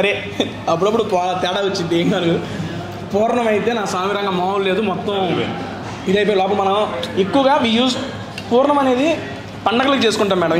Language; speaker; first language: Telugu; native; Telugu